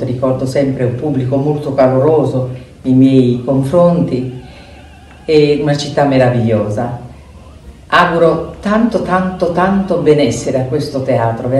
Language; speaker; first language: Italian; non-native, fluent; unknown